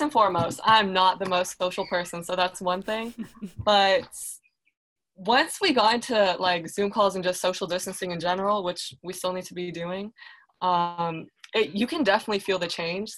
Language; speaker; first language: English; native; English